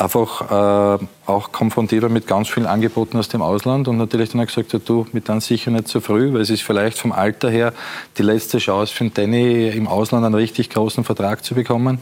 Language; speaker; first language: German; native; German